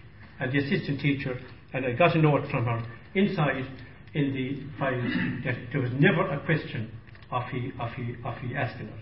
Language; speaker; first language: English; native; English